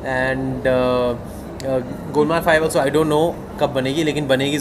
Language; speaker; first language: Hindi; native; Hindi